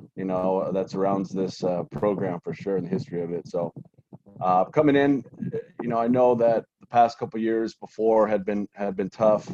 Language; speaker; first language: English; native; English